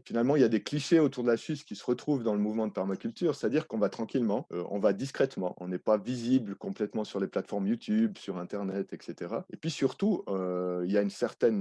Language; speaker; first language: French; native; French